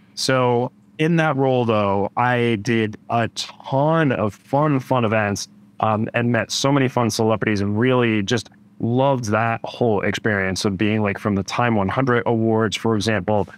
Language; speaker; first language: English; native; English